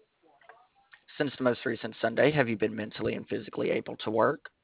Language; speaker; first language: English; native; English